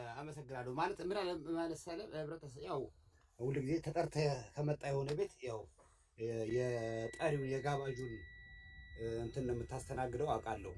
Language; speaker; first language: Amharic; non-native, fluent; Tigrinya